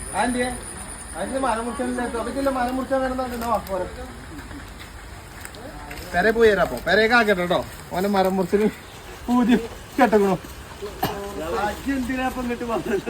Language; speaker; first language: Malayalam; native; Malayalam